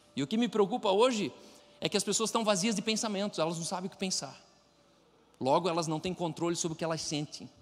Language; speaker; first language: Portuguese; non-native, fluent; German